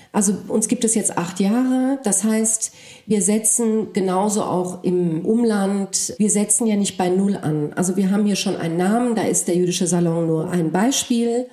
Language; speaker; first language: German; early bilingual, other home language; Polish